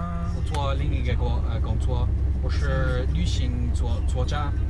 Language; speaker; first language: Chinese; non-native, learner; English